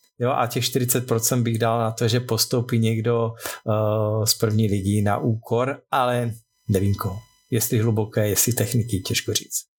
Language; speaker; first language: Czech; native; Czech